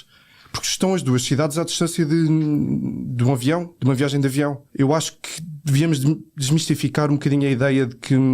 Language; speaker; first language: Portuguese; native; Portuguese